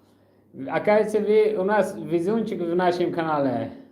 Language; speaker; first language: Russian; non-native, local second language; Tajik